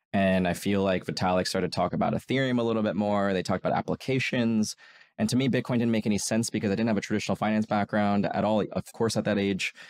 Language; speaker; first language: English; native; English